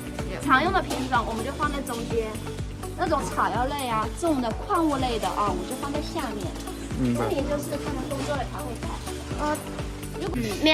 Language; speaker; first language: Chinese; native; Chinese